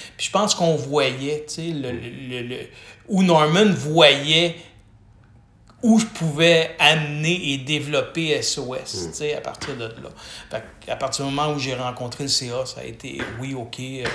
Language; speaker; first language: French; native; French